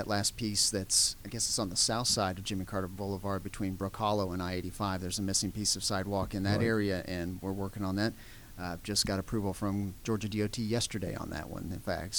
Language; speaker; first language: English; native; English